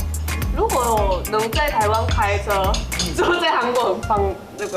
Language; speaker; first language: Chinese; non-native, fluent; Korean